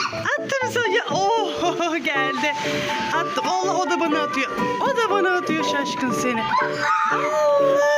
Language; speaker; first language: Turkish; native; Turkish